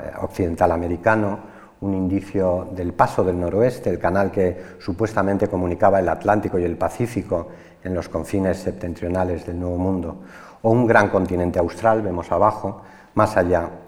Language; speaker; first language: Spanish; native; Spanish